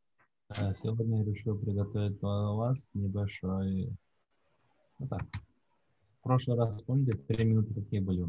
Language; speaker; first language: Russian; non-native, fluent; Korean